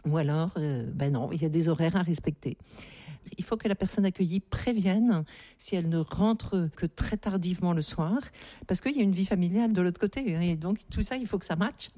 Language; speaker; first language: French; native; French